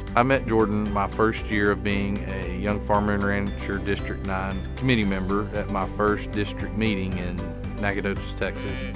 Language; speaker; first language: English; native; English